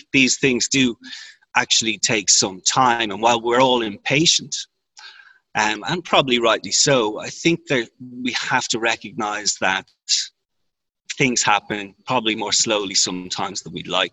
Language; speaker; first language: English; native; English